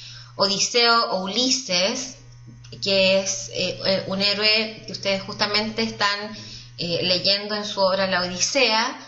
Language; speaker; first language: Spanish; native; Spanish